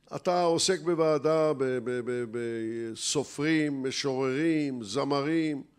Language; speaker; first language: Hebrew; native; Hebrew